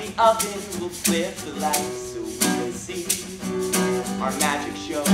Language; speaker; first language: English; native; English